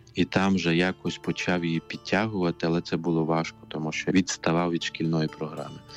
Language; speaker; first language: Ukrainian; non-native, local second language; Romany